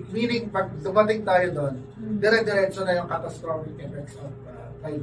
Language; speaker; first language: Filipino; native; Filipino